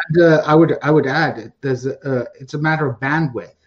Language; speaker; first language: English; native; English